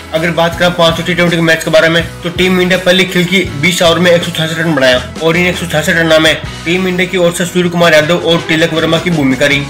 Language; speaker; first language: Hindi; native; Hindi